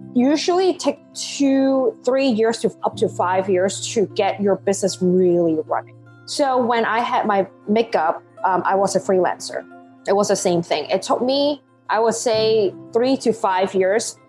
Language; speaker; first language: English; non-native, local second language; Cantonese